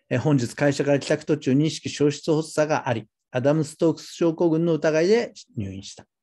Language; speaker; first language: Japanese; native; Japanese